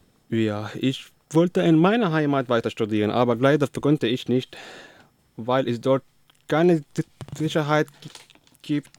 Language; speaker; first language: German; non-native, learner; Arabic